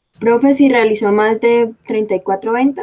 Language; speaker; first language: Spanish; native; Spanish